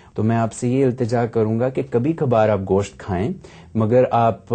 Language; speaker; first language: Hindi; native; Hindi